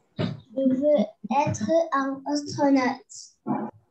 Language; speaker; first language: French; non-native, local second language; Arabic